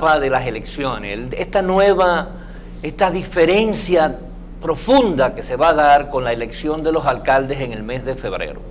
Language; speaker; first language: Spanish; native; Spanish